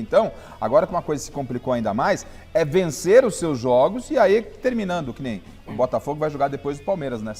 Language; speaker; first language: Portuguese; native; Portuguese